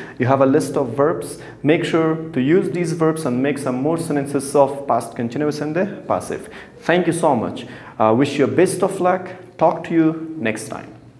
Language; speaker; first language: English; non-native, fluent; Persian